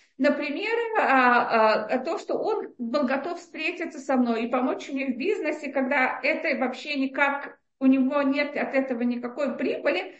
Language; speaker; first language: Russian; native; Russian